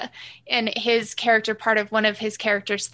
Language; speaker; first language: English; native; English